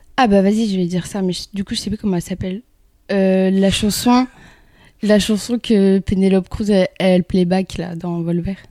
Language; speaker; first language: French; early bilingual, other home language; Kabyle